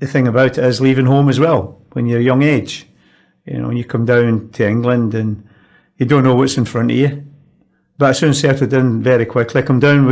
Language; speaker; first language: English; native; English